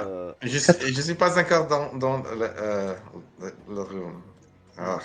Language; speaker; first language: French; non-native, learner; English